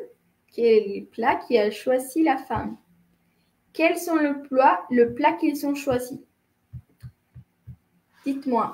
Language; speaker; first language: French; non-native, fluent; Spanish